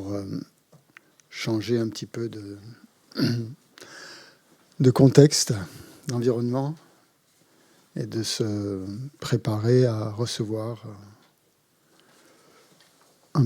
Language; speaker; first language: French; native; French